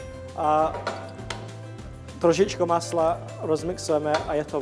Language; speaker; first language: Czech; non-native, learner; English